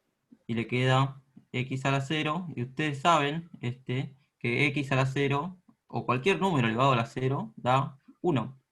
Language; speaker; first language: Spanish; native; Spanish